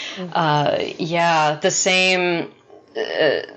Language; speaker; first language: English; native; English